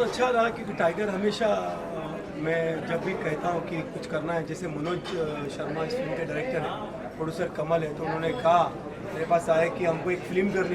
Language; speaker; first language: Hindi; native; Hindi